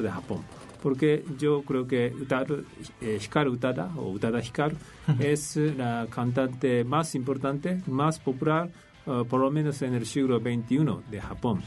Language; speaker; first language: Spanish; non-native, fluent; Japanese